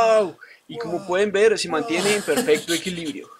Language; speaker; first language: Spanish; native; Spanish